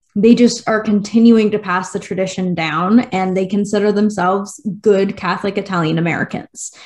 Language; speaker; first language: English; native; English